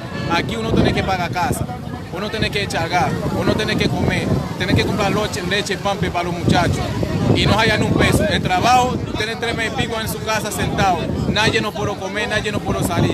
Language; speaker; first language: Spanish; non-native, fluent; Haitian Creole